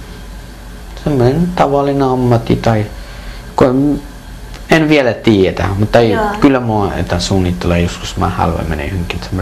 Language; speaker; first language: Finnish; non-native, learner; Persian